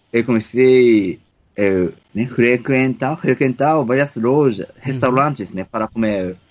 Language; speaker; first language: Portuguese; non-native, learner; Japanese